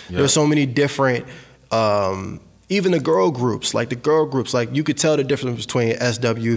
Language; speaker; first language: English; native; English